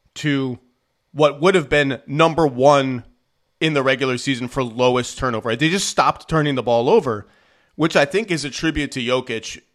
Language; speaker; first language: English; native; English